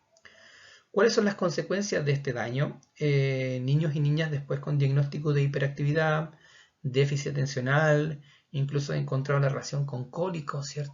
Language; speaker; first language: Spanish; native; Spanish